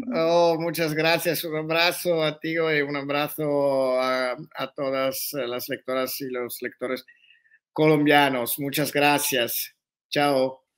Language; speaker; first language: Spanish; non-native, learner; Italian